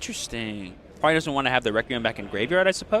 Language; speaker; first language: English; native; English